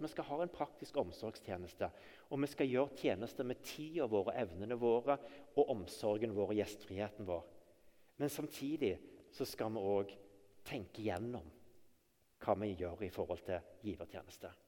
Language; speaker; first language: Norwegian; native; Norwegian